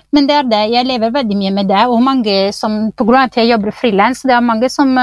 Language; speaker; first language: Norwegian; non-native, fluent; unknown